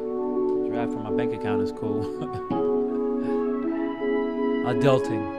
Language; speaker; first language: English; native; English